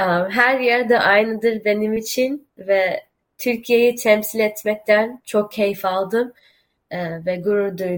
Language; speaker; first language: Turkish; early bilingual, heritage; Turkish